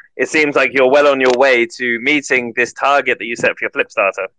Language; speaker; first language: English; native; English